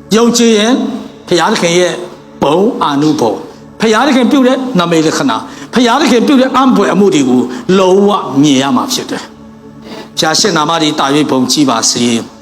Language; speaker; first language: Burmese; non-native, local second language; Tedim Chin